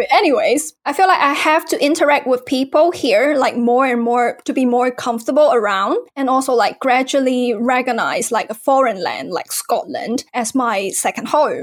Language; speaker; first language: English; non-native, local second language; Cantonese